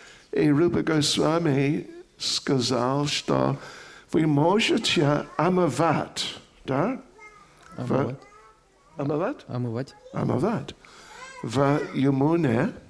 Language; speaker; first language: Russian; non-native, learner; English